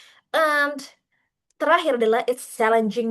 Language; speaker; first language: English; non-native, fluent; Indonesian